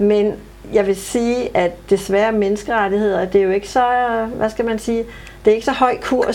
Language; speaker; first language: Danish; native; Danish